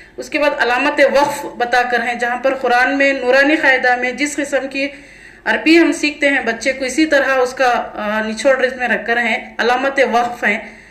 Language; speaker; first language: Urdu; native; Urdu